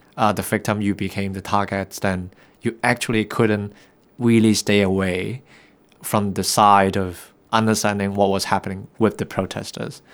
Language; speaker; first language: English; non-native, local second language; Cantonese